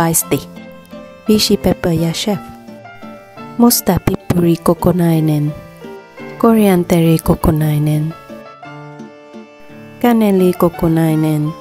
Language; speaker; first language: Finnish; non-native, learner; Vietnamese